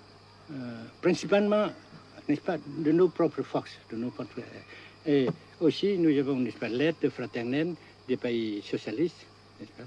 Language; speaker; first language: French; non-native, fluent; Vietnamese